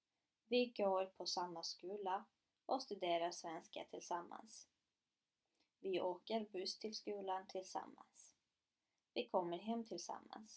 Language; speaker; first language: Swedish; non-native, fluent; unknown